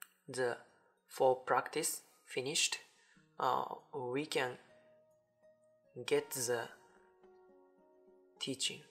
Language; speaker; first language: English; non-native, learner; Japanese